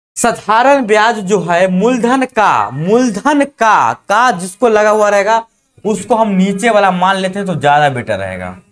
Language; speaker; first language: Hindi; native; Hindi